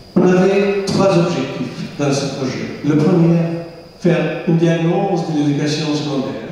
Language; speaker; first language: French; non-native, fluent; Spanish